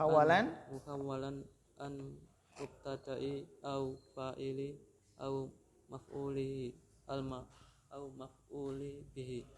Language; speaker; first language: Arabic; non-native, learner; Indonesian